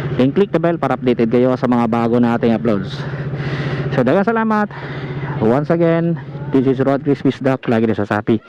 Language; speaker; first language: Filipino; non-native, local second language; Cebuano